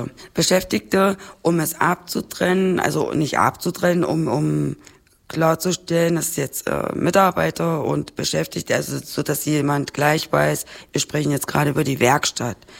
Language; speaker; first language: German; native; German